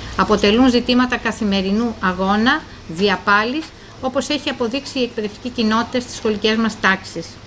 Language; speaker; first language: Greek; native; Greek